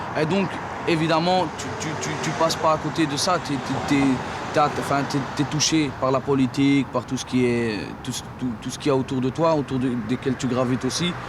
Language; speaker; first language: French; early bilingual, other home language; Arabic